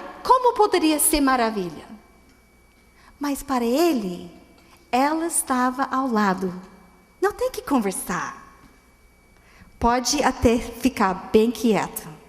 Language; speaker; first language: Portuguese; non-native, fluent; English